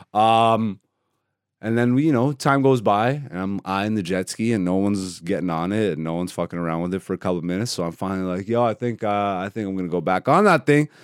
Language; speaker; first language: English; non-native, fluent; Greek